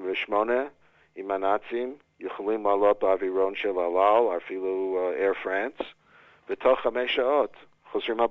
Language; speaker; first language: Hebrew; non-native, fluent; English